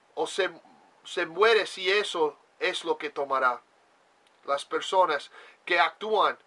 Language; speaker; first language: Spanish; non-native, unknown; English